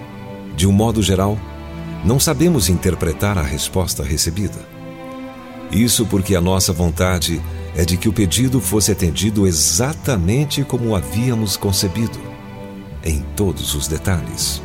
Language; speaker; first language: Portuguese; native; Portuguese